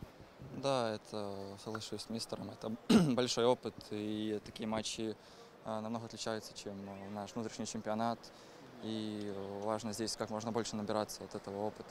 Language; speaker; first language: Russian; non-native, local second language; Ukrainian